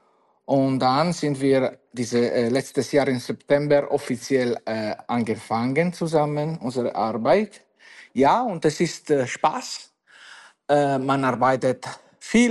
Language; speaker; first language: German; non-native, learner; Italian